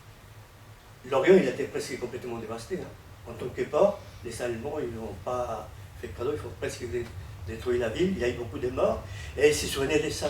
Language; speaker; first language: French; non-native, fluent; Spanish